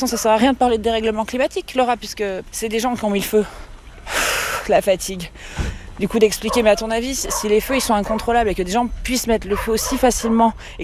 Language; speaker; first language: French; native; French